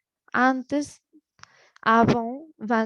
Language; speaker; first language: French; non-native, fluent; Spanish